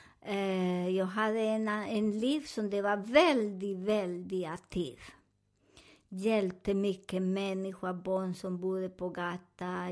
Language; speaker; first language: Swedish; non-native, learner; Spanish